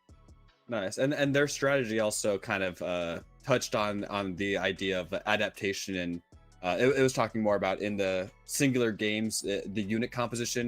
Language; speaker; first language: English; native; English